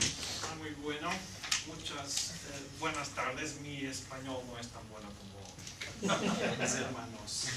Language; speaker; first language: Spanish; non-native, fluent; Portuguese